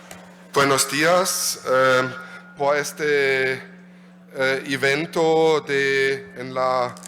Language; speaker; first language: Spanish; non-native, learner; German